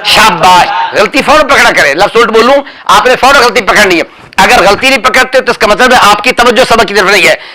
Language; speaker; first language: Urdu; non-native, local second language; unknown